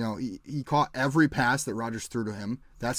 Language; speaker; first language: English; native; English